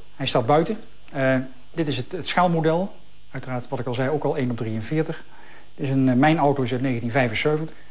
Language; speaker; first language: Dutch; native; Dutch